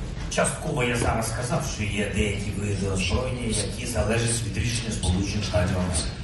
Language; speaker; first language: Ukrainian; non-native, local second language; Russian